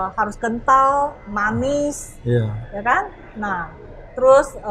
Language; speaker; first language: Indonesian; non-native, fluent; Malay